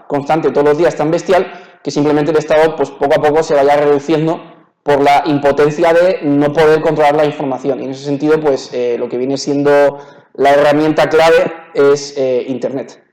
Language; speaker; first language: Spanish; native; Spanish